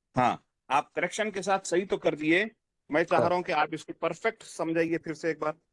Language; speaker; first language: Urdu; native; Urdu